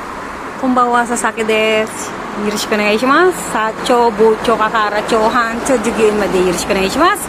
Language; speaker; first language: Japanese; non-native, learner; Filipino